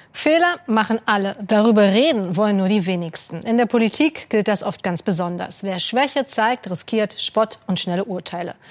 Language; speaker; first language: German; native; German